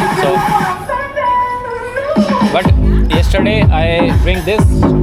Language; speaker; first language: English; non-native, learner; Hindi